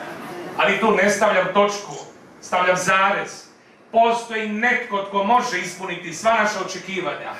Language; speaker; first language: Croatian; native; Croatian